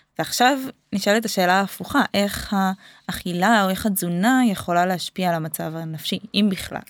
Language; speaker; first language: Hebrew; native; Hebrew